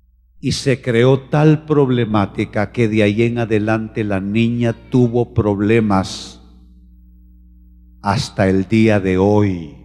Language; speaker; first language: Spanish; native; Spanish